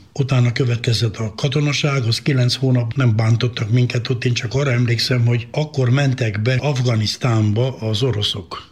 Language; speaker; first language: Hungarian; native; Hungarian